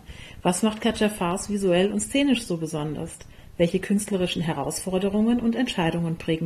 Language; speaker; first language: German; native; German